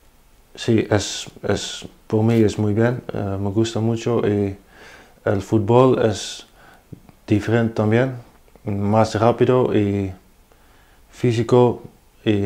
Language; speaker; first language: Spanish; non-native, learner; Dutch